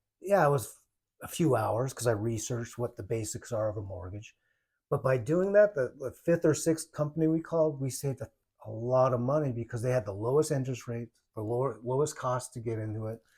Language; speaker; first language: English; native; English